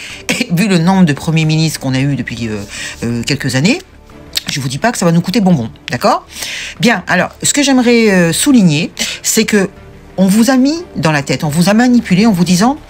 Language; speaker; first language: French; native; French